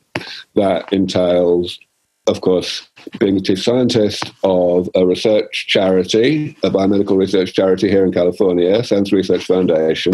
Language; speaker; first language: English; native; English